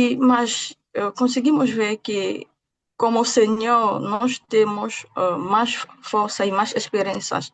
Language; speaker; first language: Portuguese; non-native, fluent; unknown